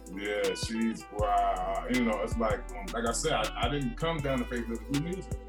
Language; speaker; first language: English; native; English